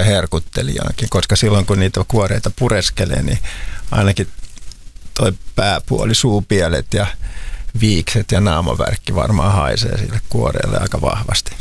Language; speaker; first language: Finnish; native; Finnish